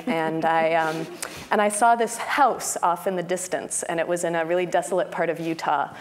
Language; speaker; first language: English; native; English